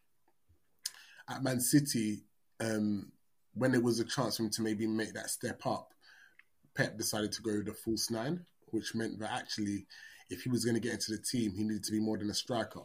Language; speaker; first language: English; native; English